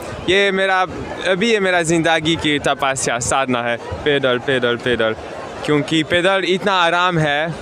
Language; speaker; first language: Hindi; non-native, learner; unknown